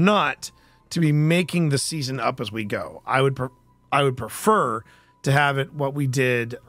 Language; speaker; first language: English; native; English